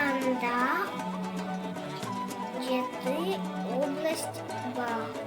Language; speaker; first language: Kyrgyz; non-native, local second language; Russian